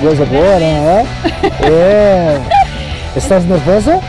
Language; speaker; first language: Spanish; non-native, learner; Portuguese